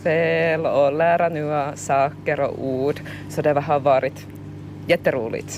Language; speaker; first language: Swedish; non-native, learner; Finnish